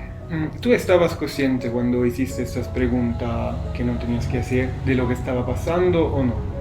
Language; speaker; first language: Spanish; non-native, fluent; Italian